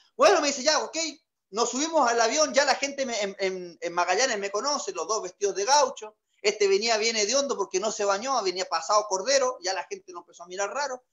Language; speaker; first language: Spanish; native; Spanish